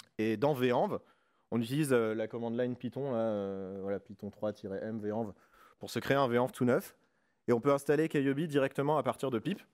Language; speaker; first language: French; native; French